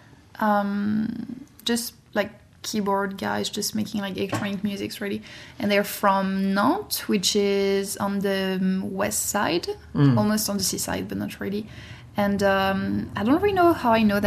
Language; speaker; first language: English; non-native, fluent; French